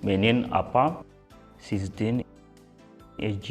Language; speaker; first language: Kyrgyz; non-native, learner; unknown